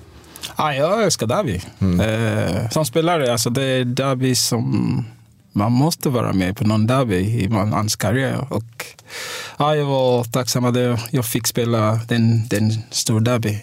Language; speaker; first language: Swedish; non-native, fluent; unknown